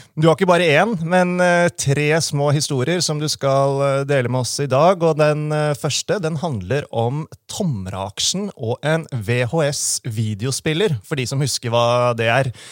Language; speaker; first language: Norwegian; native; Norwegian